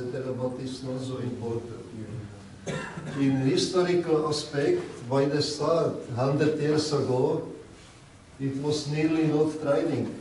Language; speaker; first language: English; non-native, learner; Czech